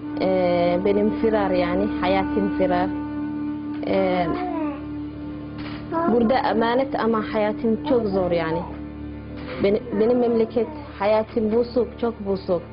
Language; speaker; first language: Turkish; non-native, learner; Somali